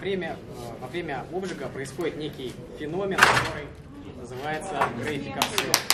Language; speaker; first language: Russian; native; Russian